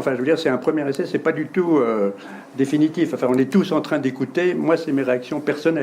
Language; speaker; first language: French; native; French